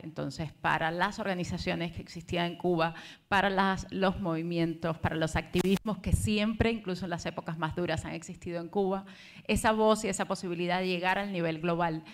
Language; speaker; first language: Spanish; native; Spanish